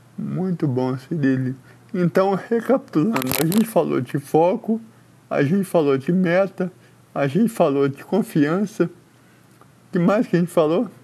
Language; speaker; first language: Portuguese; native; Portuguese